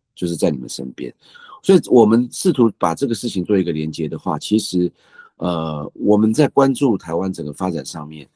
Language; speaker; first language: Chinese; native; Chinese